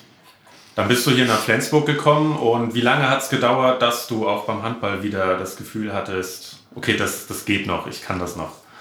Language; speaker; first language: German; native; German